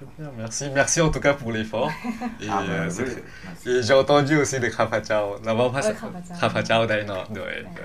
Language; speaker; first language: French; non-native, fluent; Lao